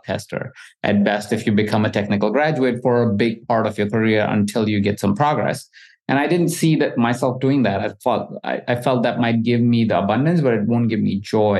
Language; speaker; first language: English; non-native, local second language; Hindi